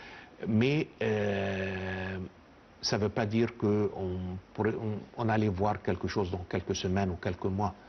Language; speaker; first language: French; non-native, fluent; Arabic